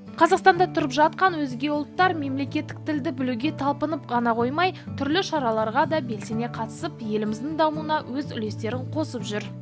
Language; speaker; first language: Kazakh; native; Kazakh